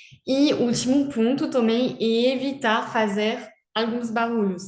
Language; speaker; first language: Portuguese; non-native, fluent; French